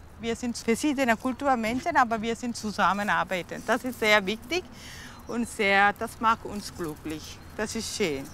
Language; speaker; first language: German; non-native, learner; Tamil